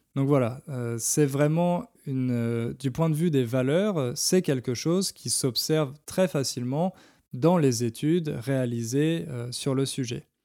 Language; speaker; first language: French; native; French